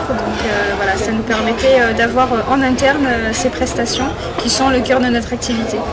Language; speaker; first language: French; native; French